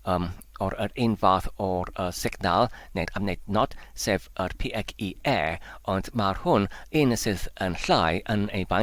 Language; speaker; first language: Welsh; non-native, learner; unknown